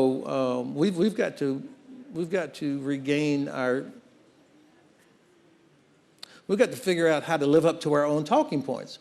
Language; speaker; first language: English; native; English